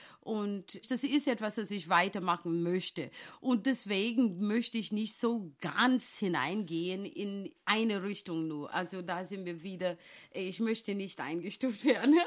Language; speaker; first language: German; non-native, fluent; English